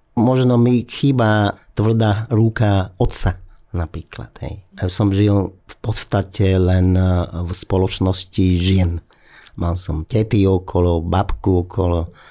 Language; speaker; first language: Slovak; non-native, fluent; Vietnamese